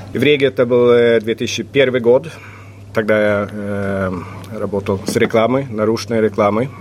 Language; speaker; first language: Russian; non-native, fluent; Swedish